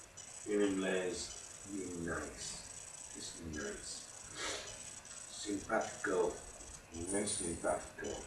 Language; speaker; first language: Spanish; non-native, learner; Italian